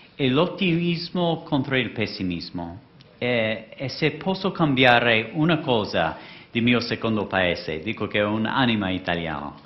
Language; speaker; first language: Italian; non-native, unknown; English